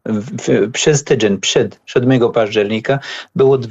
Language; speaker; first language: Polish; non-native, learner; Arabic